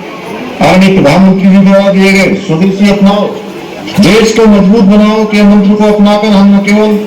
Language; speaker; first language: Hindi; native; Hindi